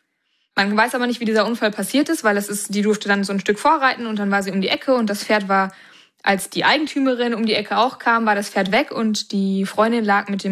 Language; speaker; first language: German; native; German